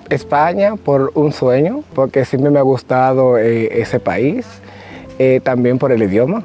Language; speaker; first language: Spanish; native; Spanish